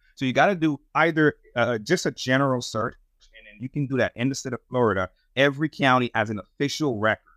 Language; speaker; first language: English; non-native, fluent; Haitian Creole